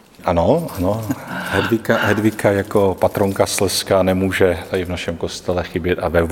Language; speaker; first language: Czech; native; Czech